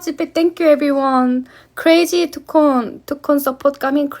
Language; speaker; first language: English; non-native, learner; Korean